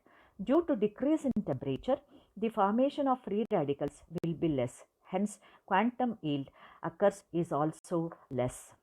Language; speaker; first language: English; non-native, local second language; Kannada